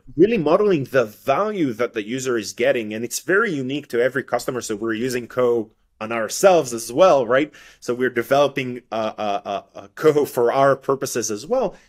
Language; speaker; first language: English; non-native, fluent; Hebrew